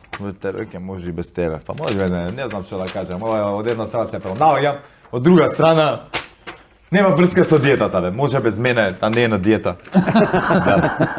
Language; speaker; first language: Macedonian; native; Macedonian